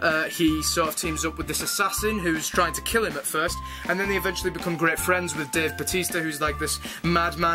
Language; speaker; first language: English; native; English